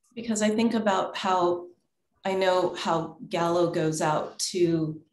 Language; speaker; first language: English; native; English